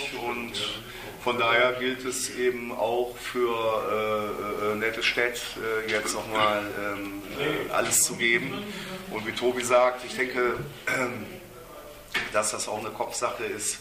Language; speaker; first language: German; native; German